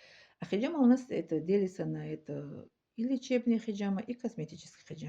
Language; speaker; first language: Russian; non-native, learner; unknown